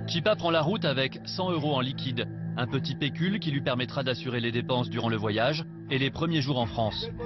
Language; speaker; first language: French; native; French